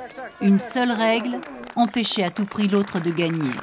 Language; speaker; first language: French; native; French